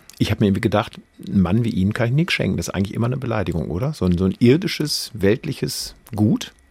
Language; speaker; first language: German; native; German